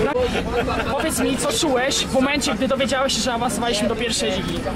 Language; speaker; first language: Polish; native; Polish